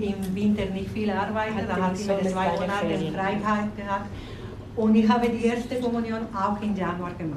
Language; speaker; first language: German; non-native, learner; Spanish